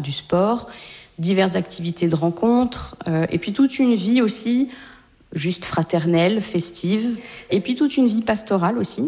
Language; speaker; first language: French; native; French